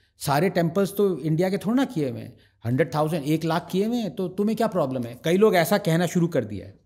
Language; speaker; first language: Hindi; non-native, local second language; Tamil